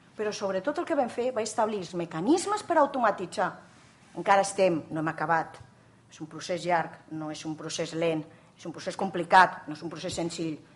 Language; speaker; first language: Catalan; native; Catalan